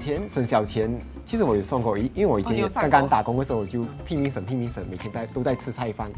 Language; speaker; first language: Chinese; native; Chinese